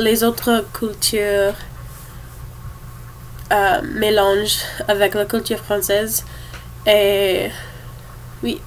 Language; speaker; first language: French; non-native, learner; English